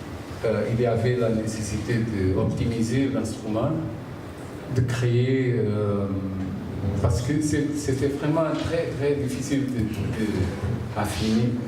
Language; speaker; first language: French; non-native, fluent; Portuguese